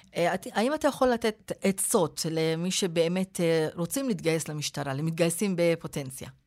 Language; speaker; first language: Hebrew; non-native, local second language; Arabic